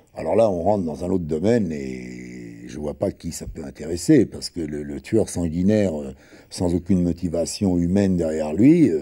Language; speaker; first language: French; early bilingual, other home language; Italian